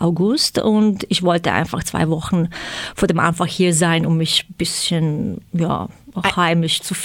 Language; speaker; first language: German; non-native, fluent; Croatian